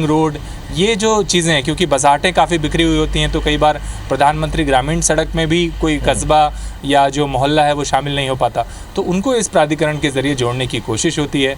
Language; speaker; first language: Hindi; native; Hindi